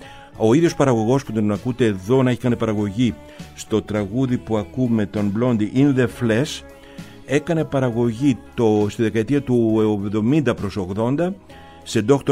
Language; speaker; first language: Greek; native; Greek